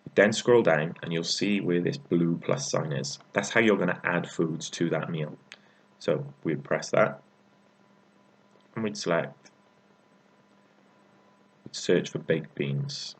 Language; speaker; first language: English; native; English